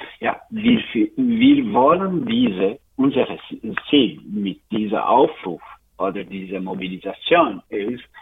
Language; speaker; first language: German; non-native, learner; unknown